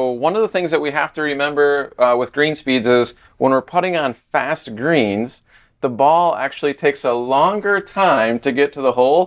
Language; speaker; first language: English; native; English